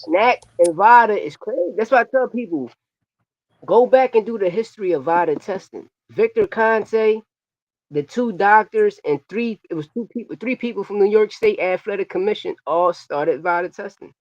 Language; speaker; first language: English; native; English